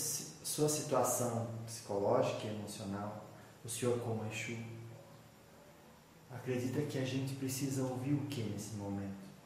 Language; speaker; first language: Portuguese; native; Portuguese